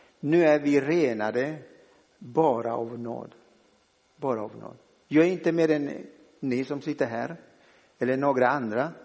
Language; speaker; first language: Swedish; non-native, fluent; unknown